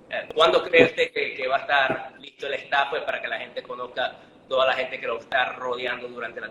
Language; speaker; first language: Spanish; native; Spanish